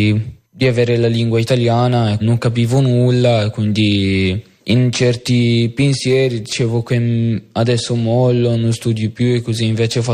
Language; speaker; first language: Italian; non-native, learner; Arabic